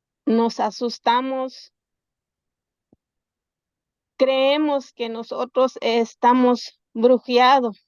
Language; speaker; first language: Spanish; non-native, local second language; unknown